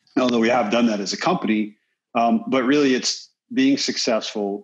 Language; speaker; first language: English; native; English